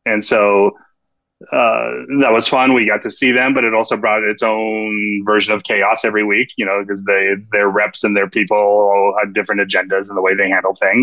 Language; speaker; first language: English; native; English